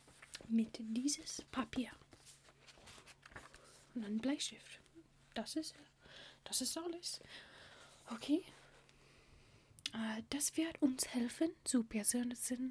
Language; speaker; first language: German; non-native, learner; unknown